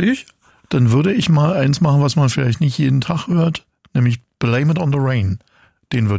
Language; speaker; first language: German; native; German